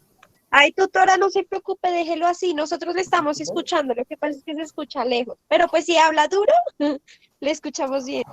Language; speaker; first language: Spanish; native; Spanish